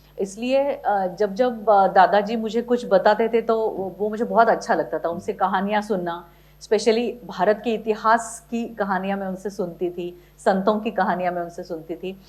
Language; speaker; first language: Hindi; non-native, local second language; Marathi